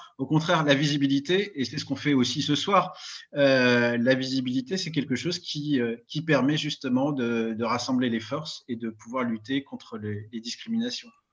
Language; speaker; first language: French; native; French